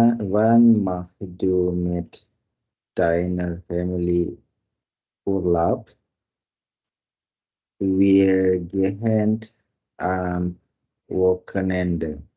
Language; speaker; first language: German; non-native, learner; Indonesian